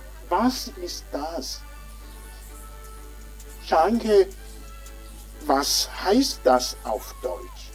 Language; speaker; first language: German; non-native, fluent; Rundi